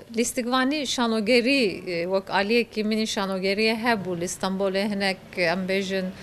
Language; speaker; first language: Kurdish; native; Kurdish